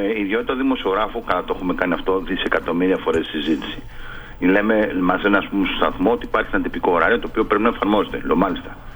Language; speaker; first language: Greek; non-native, fluent; Spanish